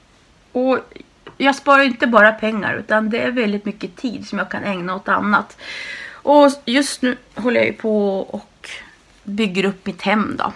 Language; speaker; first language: Swedish; native; Swedish